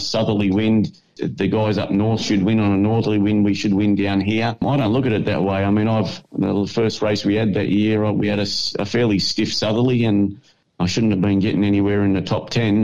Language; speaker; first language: English; native; English